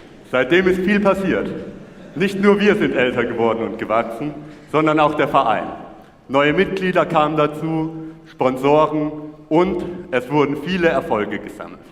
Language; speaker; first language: German; native; German